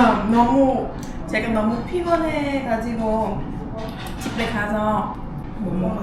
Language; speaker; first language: Korean; non-native, local second language; Vietnamese